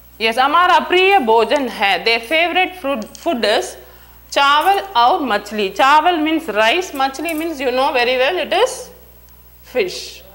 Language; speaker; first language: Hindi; non-native, local second language; Tamil